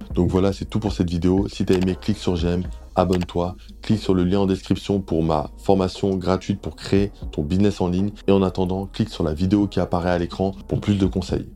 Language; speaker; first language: French; native; French